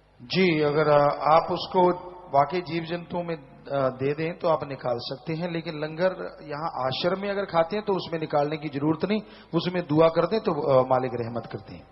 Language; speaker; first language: Hindi; non-native, local second language; Punjabi